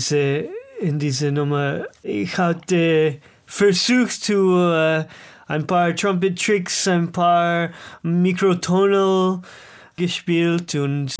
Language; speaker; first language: German; non-native, learner; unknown